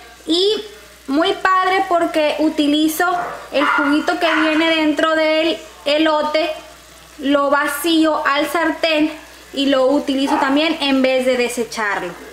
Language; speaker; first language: Spanish; native; Spanish